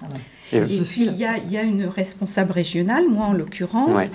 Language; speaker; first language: French; native; French